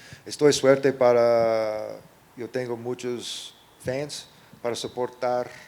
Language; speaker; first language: Spanish; non-native, learner; English